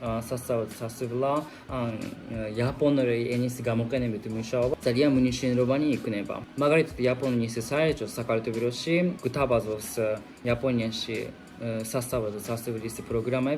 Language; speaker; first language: Georgian; non-native, fluent; Japanese